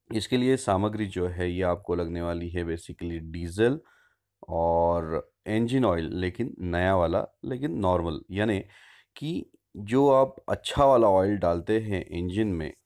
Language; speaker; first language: Hindi; non-native, local second language; Marathi